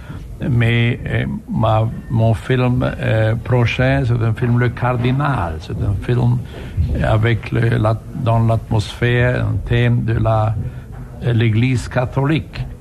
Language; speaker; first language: French; non-native, fluent; German